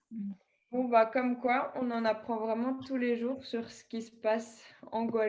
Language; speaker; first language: French; native; French